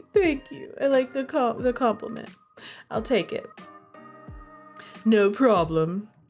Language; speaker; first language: English; native; English